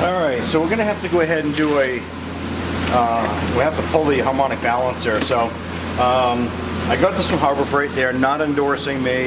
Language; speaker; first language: English; native; English